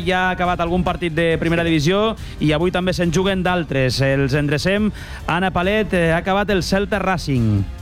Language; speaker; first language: Catalan; native; Catalan